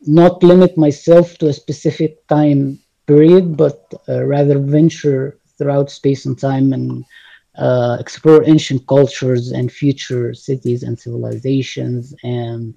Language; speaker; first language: English; non-native, fluent; Arabic